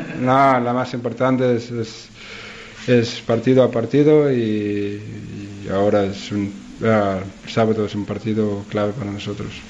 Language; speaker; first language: Spanish; non-native, learner; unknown